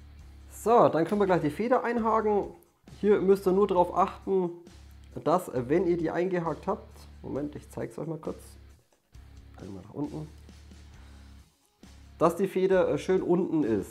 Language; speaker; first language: German; native; German